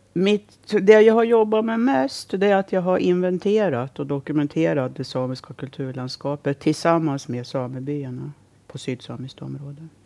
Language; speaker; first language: Swedish; native; Swedish